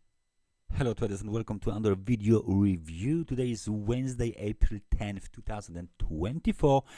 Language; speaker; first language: English; non-native, fluent; Polish